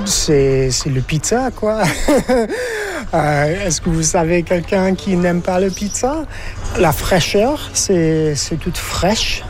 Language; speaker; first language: French; non-native, fluent; English